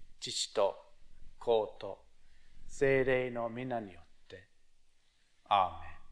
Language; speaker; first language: Japanese; non-native, fluent; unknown